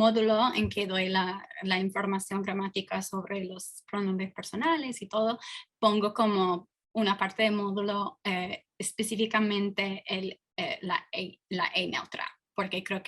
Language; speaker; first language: Spanish; non-native, fluent; English